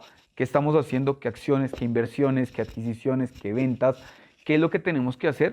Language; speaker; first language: Spanish; native; Spanish